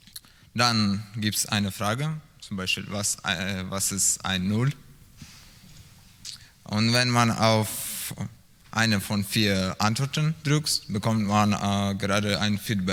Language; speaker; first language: German; non-native, learner; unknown